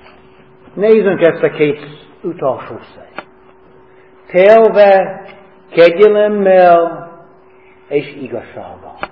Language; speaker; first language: Hungarian; non-native, fluent; English